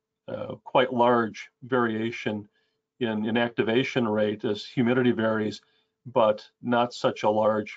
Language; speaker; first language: English; native; English